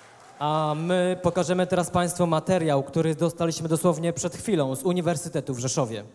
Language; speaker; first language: Polish; native; Polish